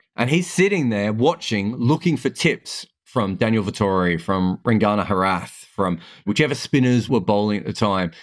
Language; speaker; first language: English; native; English